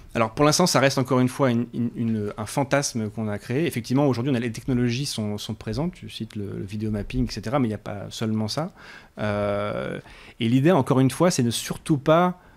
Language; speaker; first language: French; native; French